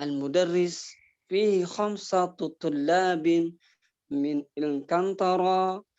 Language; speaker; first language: Arabic; non-native, fluent; Indonesian